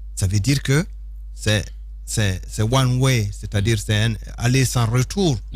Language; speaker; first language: French; non-native, local second language; Fula